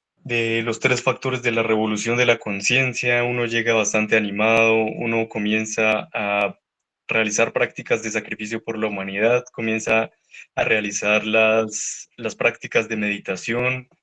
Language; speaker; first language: Spanish; native; Spanish